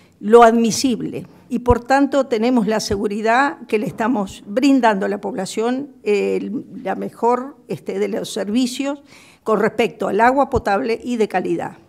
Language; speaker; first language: Spanish; native; Spanish